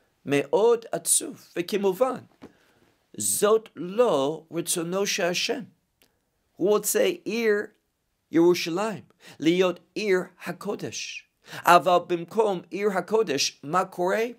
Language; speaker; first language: Hebrew; non-native, fluent; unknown